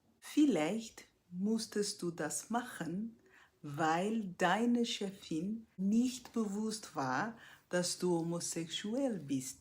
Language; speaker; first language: German; non-native, fluent; Portuguese